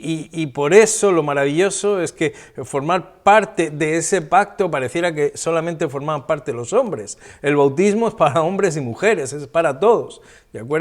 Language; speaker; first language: Spanish; native; Spanish